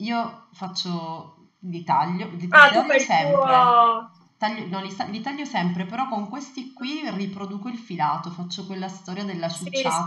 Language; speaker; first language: Italian; native; Italian